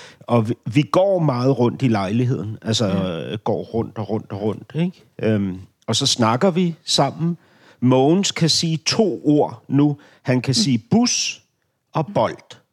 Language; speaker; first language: Danish; native; Danish